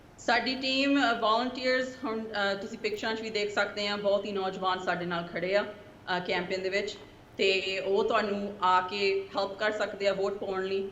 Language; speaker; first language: Punjabi; early bilingual, heritage; Punjabi